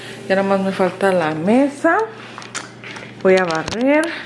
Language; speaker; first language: Spanish; early bilingual, other home language; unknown